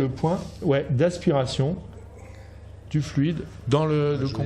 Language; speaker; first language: French; native; French